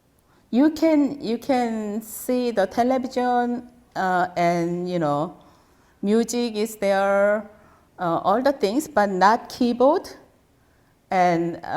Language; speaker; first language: English; non-native, fluent; Korean